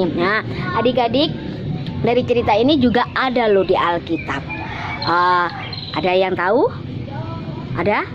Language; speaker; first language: Indonesian; non-native, local second language; Javanese